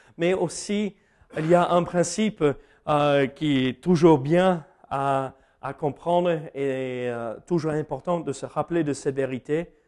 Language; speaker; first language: French; non-native, fluent; English